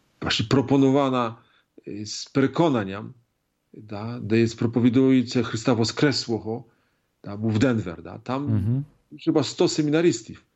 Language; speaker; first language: Polish; non-native, learner; Ukrainian